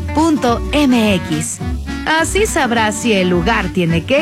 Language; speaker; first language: Spanish; native; Spanish